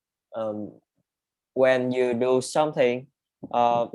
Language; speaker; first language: English; non-native, learner; Vietnamese